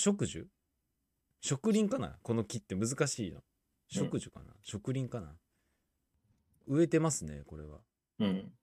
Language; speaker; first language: Japanese; native; Japanese